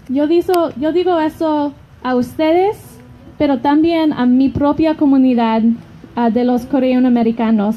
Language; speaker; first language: Spanish; non-native, learner; English